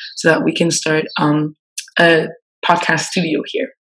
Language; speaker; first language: English; non-native, fluent; French